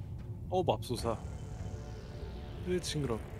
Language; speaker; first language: Korean; native; Korean